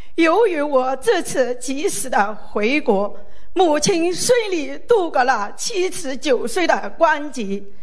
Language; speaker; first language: Chinese; native; Chinese